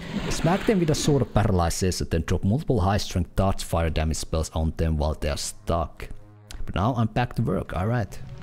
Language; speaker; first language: English; non-native, fluent; Finnish